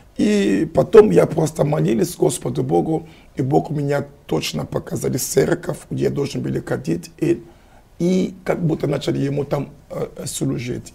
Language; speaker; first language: Russian; non-native, fluent; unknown